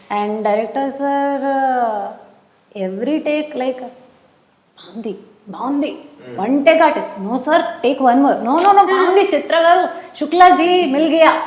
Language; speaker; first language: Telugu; non-native, learner; Hindi